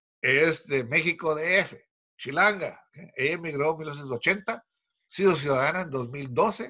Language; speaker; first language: Spanish; early bilingual, other home language; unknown